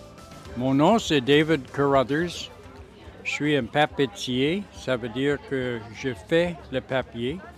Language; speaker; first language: French; non-native, local second language; English